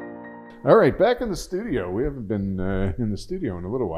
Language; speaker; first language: English; native; English